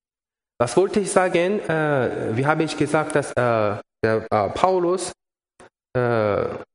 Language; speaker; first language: German; non-native, learner; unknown